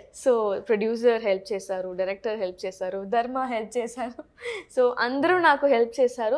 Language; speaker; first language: Telugu; non-native, learner; Tamil